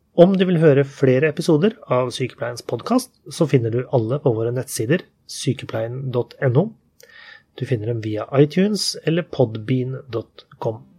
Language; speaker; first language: Norwegian; native; Norwegian